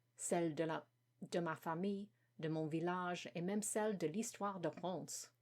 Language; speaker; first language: French; non-native, learner; English